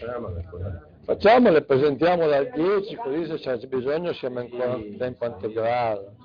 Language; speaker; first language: Italian; native; Italian